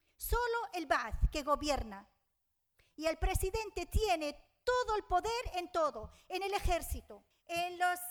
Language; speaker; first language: Spanish; non-native, fluent; Arabic